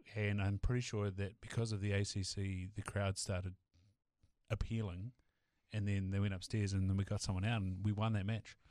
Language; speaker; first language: English; native; English